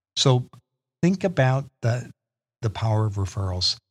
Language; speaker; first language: English; native; English